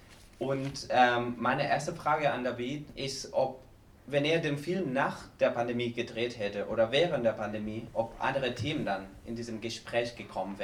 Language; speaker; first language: German; non-native, fluent; Spanish